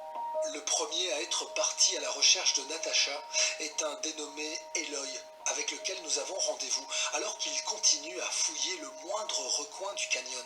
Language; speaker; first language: French; native; French